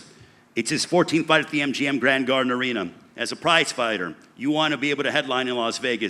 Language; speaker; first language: English; native; English